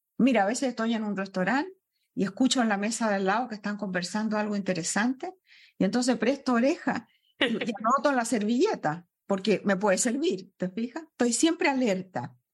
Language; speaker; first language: Spanish; native; Spanish